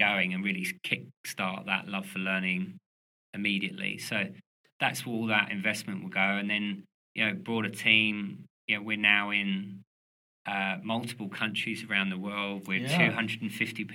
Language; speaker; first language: English; native; English